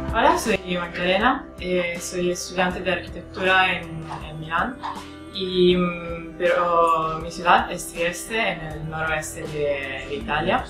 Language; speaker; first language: Spanish; non-native, fluent; Italian